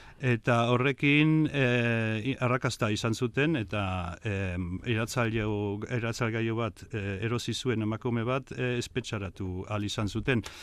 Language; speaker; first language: Basque; non-native, fluent; German